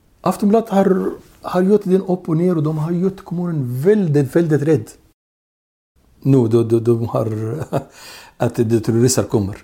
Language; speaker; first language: Swedish; non-native, local second language; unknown